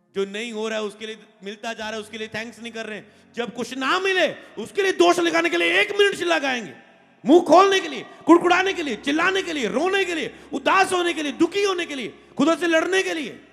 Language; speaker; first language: Hindi; non-native, local second language; Punjabi